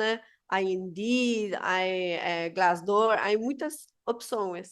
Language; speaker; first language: Portuguese; non-native, fluent; Spanish